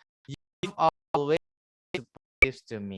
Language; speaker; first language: English; non-native, local second language; Indonesian